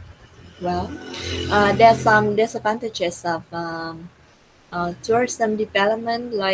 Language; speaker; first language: English; non-native, learner; Vietnamese